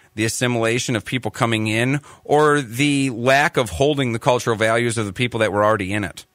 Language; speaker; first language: English; native; English